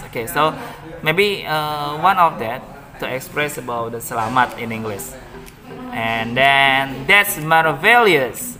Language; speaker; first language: English; non-native, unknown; Indonesian